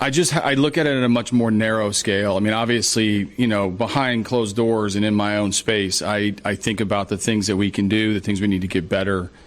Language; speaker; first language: English; native; English